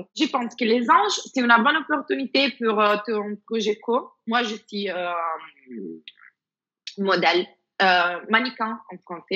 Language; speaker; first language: French; non-native, fluent; Spanish